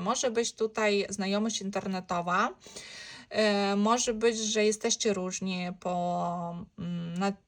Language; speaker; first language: Polish; non-native, learner; Ukrainian